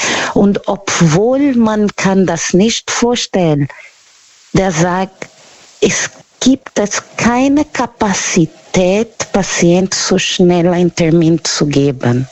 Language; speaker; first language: German; non-native, learner; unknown